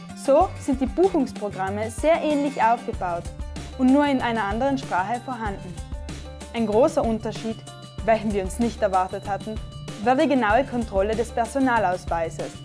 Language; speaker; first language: German; native; German